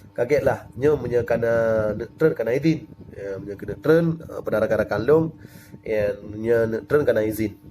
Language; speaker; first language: Malay; non-native, local second language; Achinese